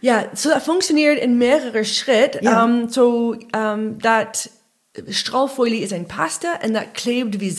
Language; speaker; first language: German; non-native, learner; English